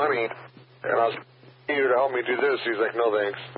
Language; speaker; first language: English; native; English